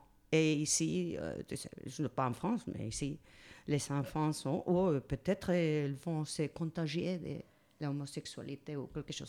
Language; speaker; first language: French; non-native, fluent; Spanish